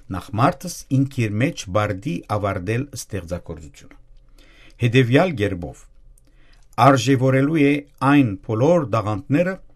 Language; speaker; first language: Armenian; native; Armenian